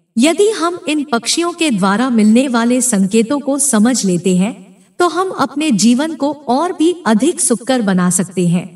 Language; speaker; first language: Hindi; native; Hindi